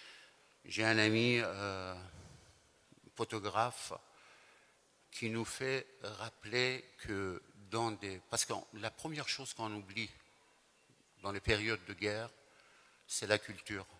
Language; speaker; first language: French; non-native, fluent; Persian